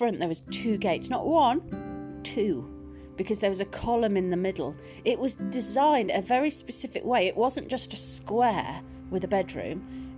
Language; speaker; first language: English; native; English